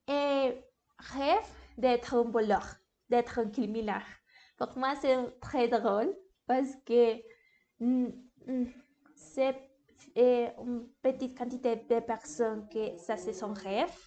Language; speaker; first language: French; non-native, learner; English